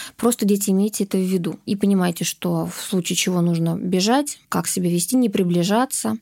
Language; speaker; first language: Russian; native; Russian